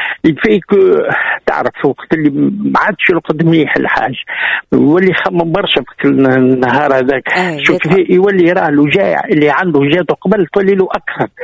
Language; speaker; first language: Arabic; native; Arabic